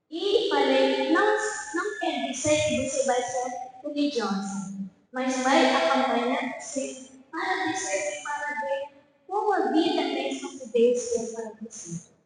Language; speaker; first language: Portuguese; non-native, fluent; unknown